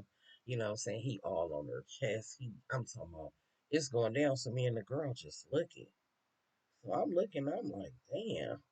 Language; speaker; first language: English; native; English